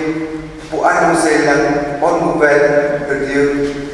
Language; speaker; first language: French; non-native, fluent; Vietnamese